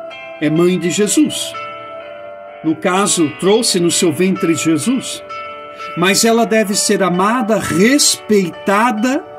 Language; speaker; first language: Portuguese; native; Portuguese